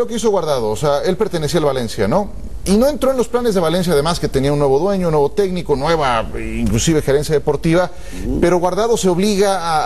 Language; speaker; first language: Spanish; native; Spanish